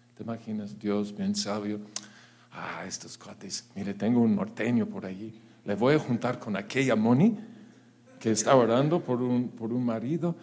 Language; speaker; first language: Spanish; non-native, fluent; English